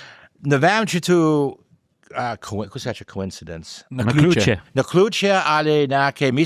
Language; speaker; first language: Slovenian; early bilingual, heritage; English